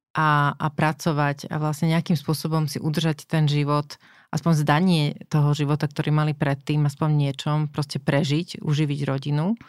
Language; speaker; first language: Slovak; native; Slovak